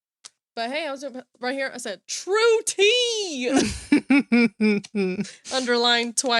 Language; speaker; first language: English; native; English